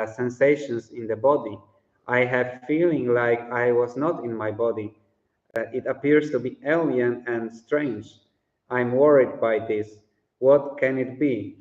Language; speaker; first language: English; non-native, fluent; Polish